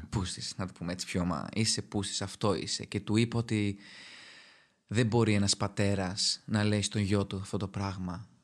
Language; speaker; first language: Greek; early bilingual, other home language; Albanian